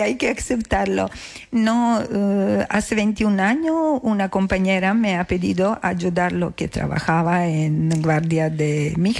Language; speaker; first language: Spanish; non-native, learner; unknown